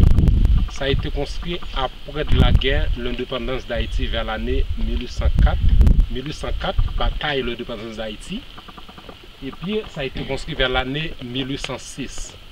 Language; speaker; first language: French; non-native, local second language; Haitian Creole